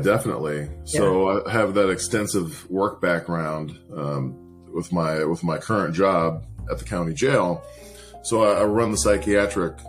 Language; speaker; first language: English; native; English